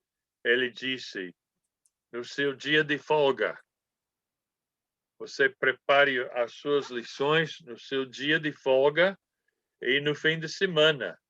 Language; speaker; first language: Portuguese; non-native, fluent; English